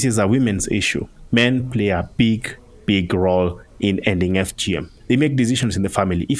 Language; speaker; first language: English; non-native, local second language; Masai